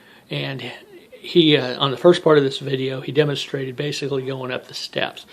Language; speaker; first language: English; native; English